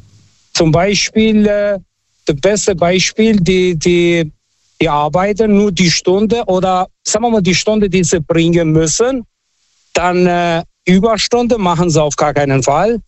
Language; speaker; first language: German; non-native, fluent; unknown